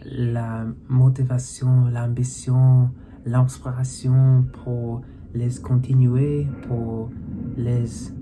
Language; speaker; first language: French; non-native, learner; English